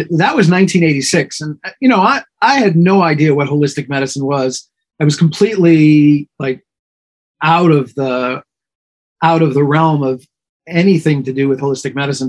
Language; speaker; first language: English; native; English